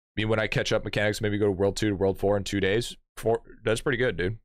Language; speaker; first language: English; native; English